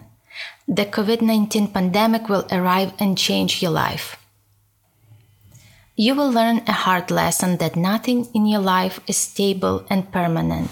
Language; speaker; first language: English; non-native, fluent; Ukrainian